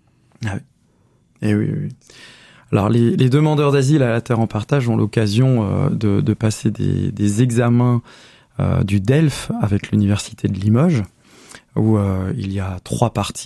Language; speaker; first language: French; native; French